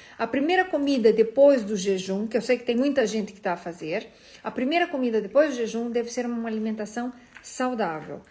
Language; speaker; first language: Portuguese; native; Portuguese